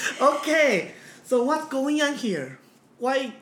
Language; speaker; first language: English; non-native, fluent; Chinese